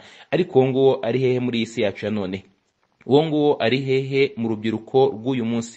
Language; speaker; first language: Kinyarwanda; native; Kinyarwanda